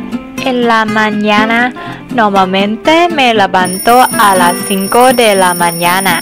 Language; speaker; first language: Spanish; non-native, learner; Thai